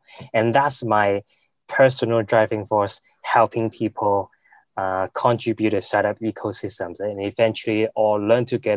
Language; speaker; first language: English; non-native, local second language; Cantonese